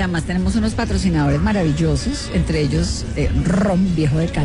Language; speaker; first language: Spanish; native; Spanish